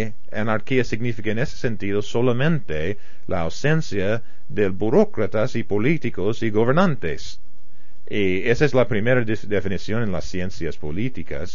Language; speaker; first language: Spanish; non-native, fluent; English